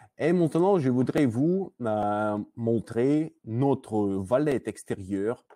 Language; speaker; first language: French; non-native, learner; Russian